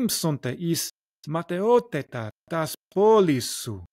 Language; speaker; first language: Greek; non-native, learner; English